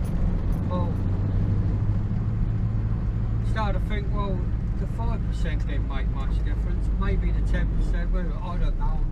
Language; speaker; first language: English; native; English